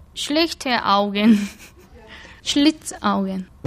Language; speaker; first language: German; non-native, learner; Korean